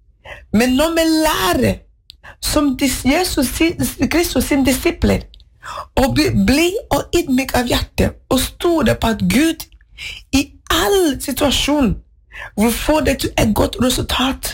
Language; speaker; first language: Norwegian; non-native, fluent; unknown